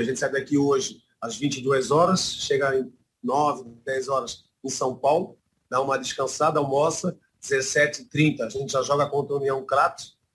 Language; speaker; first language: Portuguese; native; Portuguese